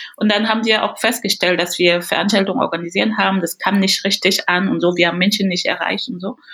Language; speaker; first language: German; non-native, fluent; French